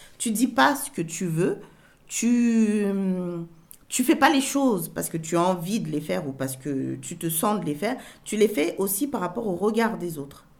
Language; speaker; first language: French; early bilingual, other home language; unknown